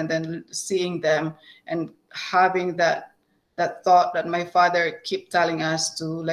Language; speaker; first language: English; non-native, local second language; Cebuano